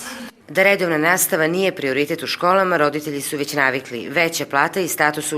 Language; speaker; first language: Serbian; native; Serbian